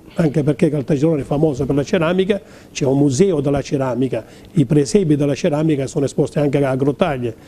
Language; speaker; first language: Italian; native; Italian